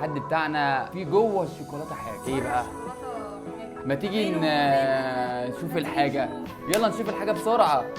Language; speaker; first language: Arabic; native; Arabic